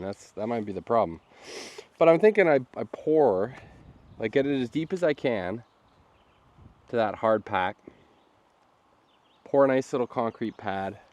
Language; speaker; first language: English; native; English